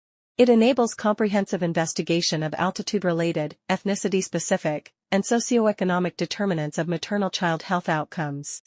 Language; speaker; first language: English; non-native, fluent; Chinese